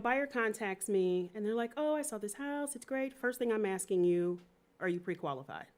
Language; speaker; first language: English; native; English